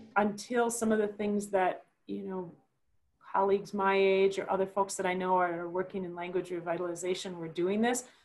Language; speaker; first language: English; native; English